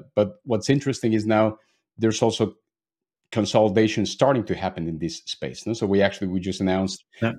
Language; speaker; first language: English; non-native, fluent; Spanish